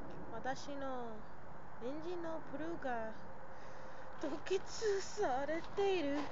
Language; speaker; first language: Japanese; non-native, learner; English